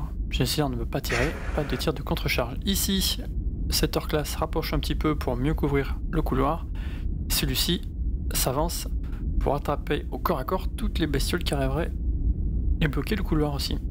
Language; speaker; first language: French; native; French